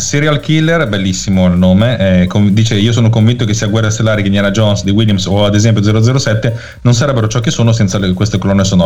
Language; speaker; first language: Italian; native; Italian